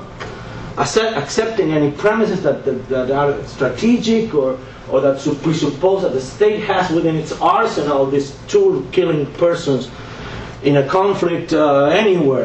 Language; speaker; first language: English; non-native, fluent; Spanish